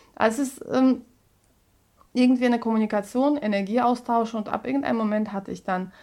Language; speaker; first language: German; non-native, fluent; Russian